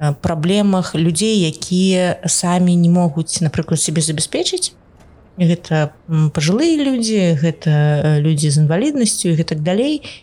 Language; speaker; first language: Belarusian; non-native, local second language; Russian